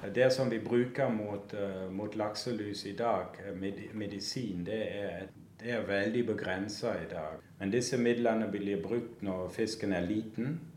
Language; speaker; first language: Norwegian; non-native, fluent; German